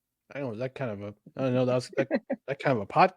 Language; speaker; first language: English; native; English